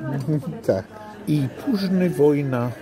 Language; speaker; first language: Polish; non-native, learner; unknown